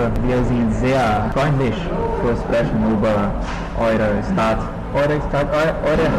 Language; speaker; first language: German; non-native, learner; Portuguese